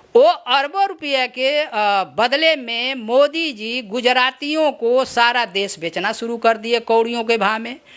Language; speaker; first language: Hindi; native; Hindi